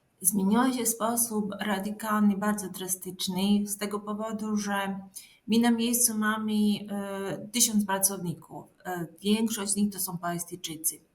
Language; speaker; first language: Polish; non-native, fluent; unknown